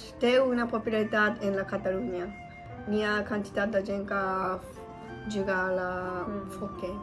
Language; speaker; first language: Catalan; non-native, learner; Japanese